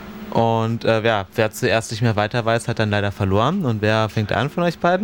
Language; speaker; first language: German; native; German